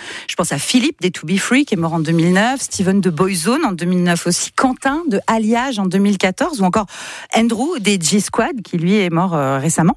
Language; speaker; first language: French; native; French